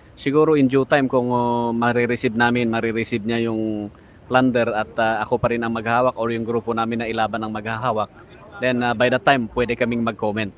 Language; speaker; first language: Filipino; native; Filipino